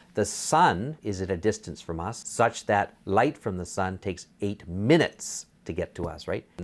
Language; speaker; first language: English; native; English